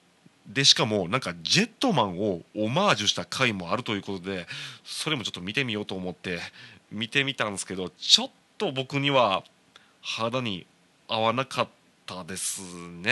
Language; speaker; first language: Japanese; native; Japanese